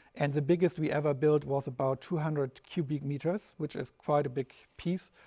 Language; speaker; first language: English; non-native, fluent; German